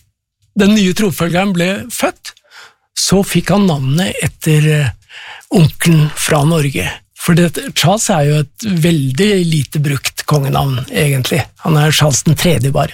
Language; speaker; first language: Norwegian; native; Norwegian